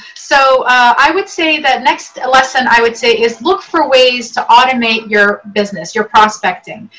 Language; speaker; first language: English; early bilingual, other home language; Arabic